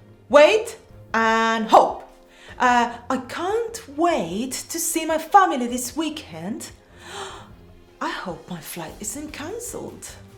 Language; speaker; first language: English; non-native, fluent; Spanish